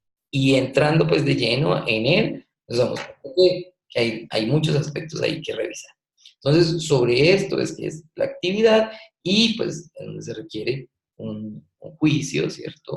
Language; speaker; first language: Spanish; native; Spanish